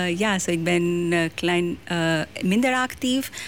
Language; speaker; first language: Dutch; non-native, learner; Hindi